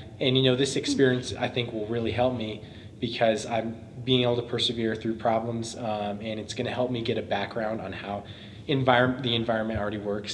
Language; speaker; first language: English; native; English